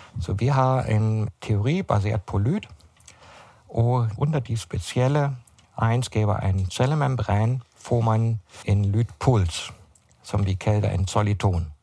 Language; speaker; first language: Danish; non-native, fluent; German